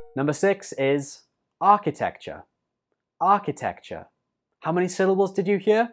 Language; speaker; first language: English; native; English